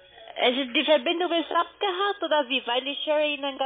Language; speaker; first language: German; non-native, learner; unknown